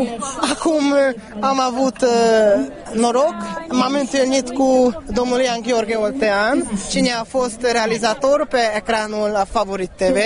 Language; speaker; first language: Romanian; non-native, fluent; Hungarian